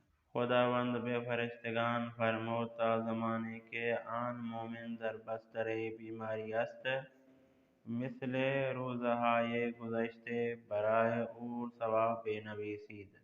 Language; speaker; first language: Persian; non-native, fluent; Urdu